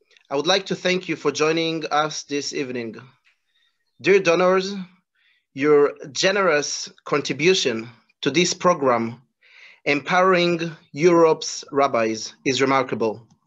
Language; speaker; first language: English; non-native, fluent; Hebrew